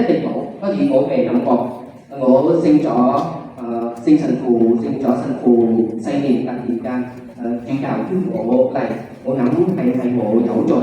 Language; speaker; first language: Cantonese; non-native, learner; Vietnamese